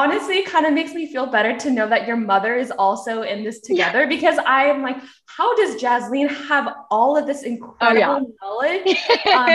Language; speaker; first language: English; early bilingual, other home language; Korean